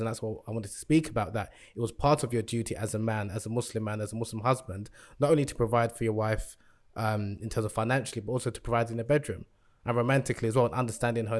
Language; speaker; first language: English; native; English